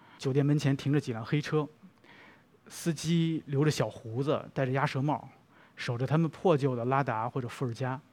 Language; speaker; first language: Chinese; native; Chinese